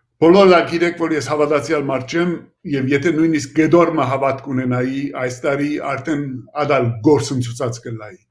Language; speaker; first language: Armenian; early bilingual, heritage; Armenian